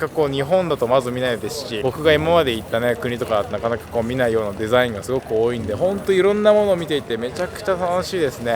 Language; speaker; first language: Japanese; native; Japanese